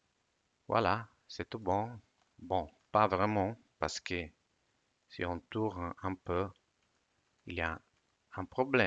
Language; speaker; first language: French; non-native, fluent; Italian